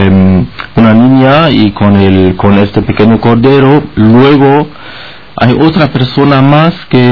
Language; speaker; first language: Spanish; non-native, fluent; German